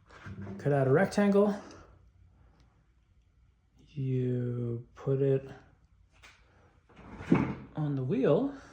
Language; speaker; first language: English; native; English